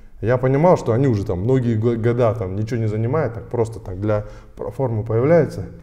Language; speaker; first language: Russian; native; Russian